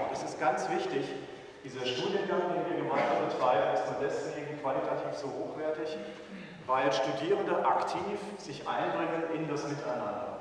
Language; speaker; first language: German; native; German